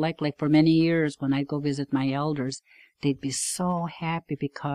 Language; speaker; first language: English; non-native, fluent; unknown